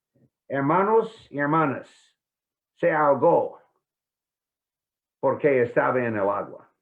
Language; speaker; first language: Spanish; non-native, fluent; English